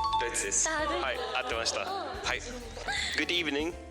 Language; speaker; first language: Japanese; non-native, fluent; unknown